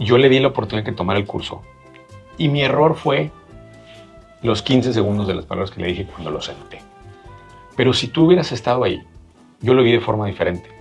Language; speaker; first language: Spanish; native; Spanish